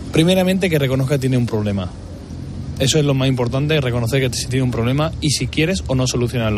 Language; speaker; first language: Spanish; native; Spanish